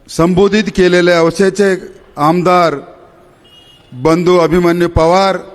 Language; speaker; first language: Marathi; non-native, local second language; Kannada